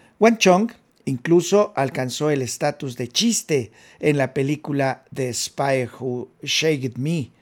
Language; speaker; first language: Spanish; native; Spanish